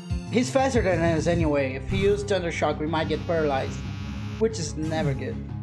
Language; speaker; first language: English; non-native, fluent; Portuguese